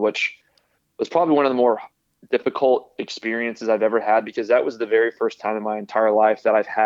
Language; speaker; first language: English; native; English